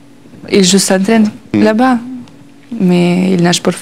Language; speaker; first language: French; non-native, learner; Russian